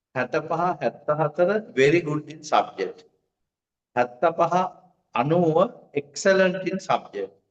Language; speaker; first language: English; non-native, local second language; Sinhala